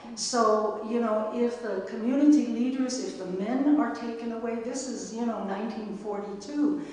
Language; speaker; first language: English; native; English